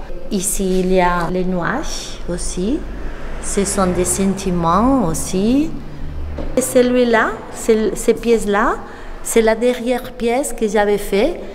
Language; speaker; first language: French; non-native, learner; Catalan